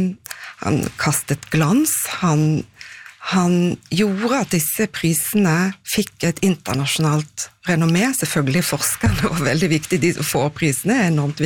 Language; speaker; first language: Norwegian; native; Norwegian